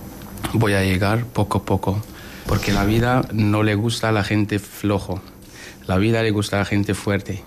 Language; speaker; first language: Spanish; non-native, learner; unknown